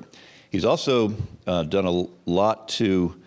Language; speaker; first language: English; native; English